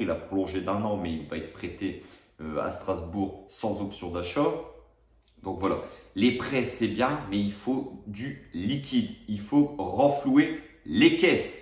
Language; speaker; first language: French; native; French